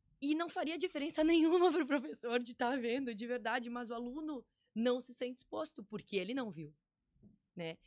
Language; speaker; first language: Portuguese; native; Portuguese